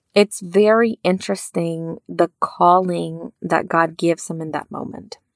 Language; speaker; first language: English; early bilingual, other home language; Spanish